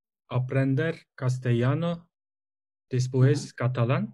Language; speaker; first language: Spanish; non-native, learner; Turkish